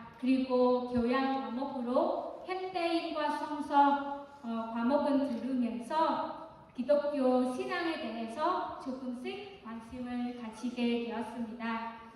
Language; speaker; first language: Korean; non-native, fluent; Vietnamese